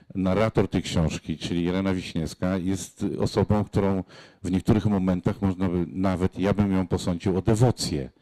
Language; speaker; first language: Polish; native; Polish